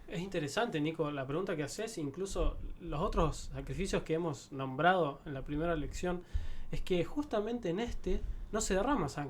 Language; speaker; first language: Spanish; native; Spanish